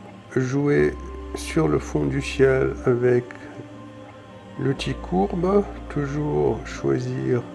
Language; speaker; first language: French; native; French